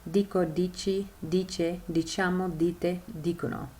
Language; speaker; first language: Italian; non-native, fluent; English